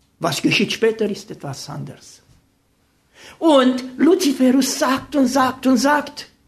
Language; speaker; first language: German; non-native, fluent; Romanian